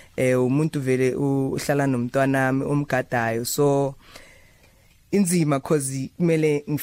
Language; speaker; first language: Zulu; native; Zulu